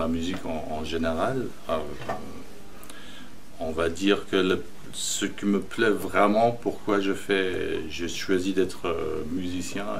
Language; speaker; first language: French; non-native, fluent; German